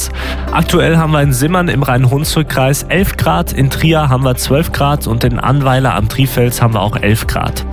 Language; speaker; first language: German; native; German